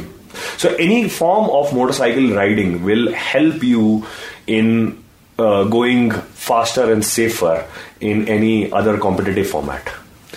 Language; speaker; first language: English; non-native, local second language; Hindi